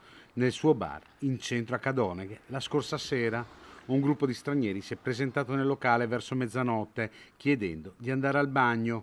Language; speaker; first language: Italian; native; Italian